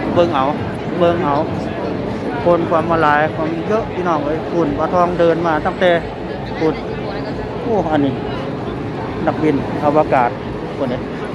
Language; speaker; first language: Thai; native; Thai